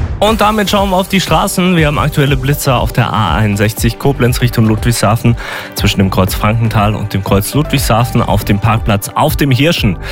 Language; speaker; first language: German; native; German